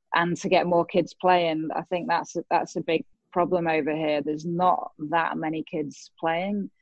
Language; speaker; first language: English; native; English